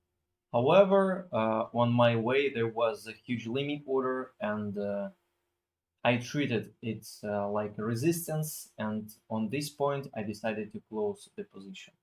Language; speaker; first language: English; non-native, fluent; Russian